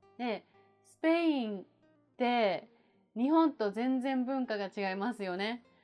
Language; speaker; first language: Japanese; native; Japanese